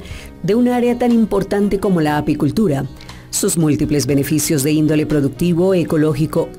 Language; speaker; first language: Spanish; native; Spanish